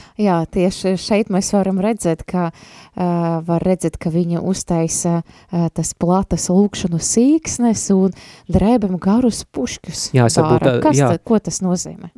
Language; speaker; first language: Latvian; non-native, local second language; Russian